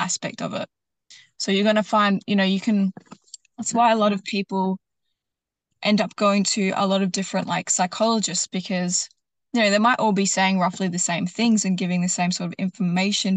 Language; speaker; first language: English; native; English